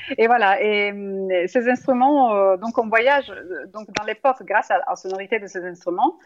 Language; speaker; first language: French; non-native, fluent; Italian